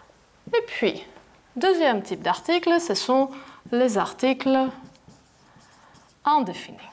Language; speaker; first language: French; non-native, fluent; Greek